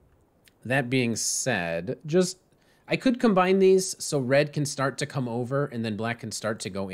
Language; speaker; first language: English; native; English